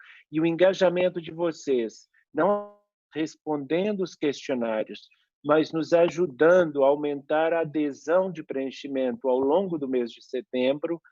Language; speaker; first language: Portuguese; native; Portuguese